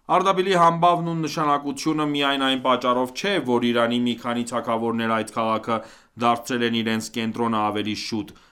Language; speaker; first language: Armenian; early bilingual, heritage; Armenian